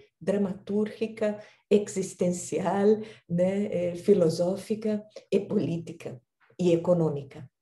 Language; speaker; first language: Portuguese; non-native, learner; Spanish